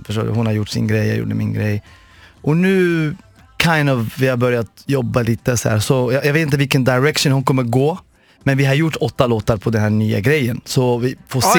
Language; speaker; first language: Swedish; non-native, fluent; Arabic